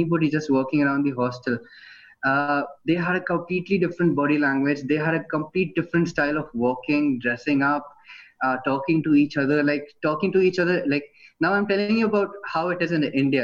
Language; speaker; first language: English; non-native, fluent; Hindi